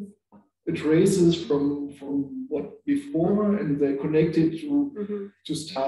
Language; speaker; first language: English; non-native, learner; German